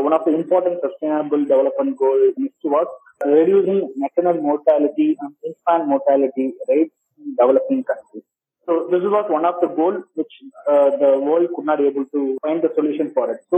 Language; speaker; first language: English; non-native, local second language; Tamil